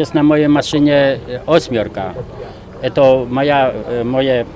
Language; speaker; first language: Russian; non-native, learner; Polish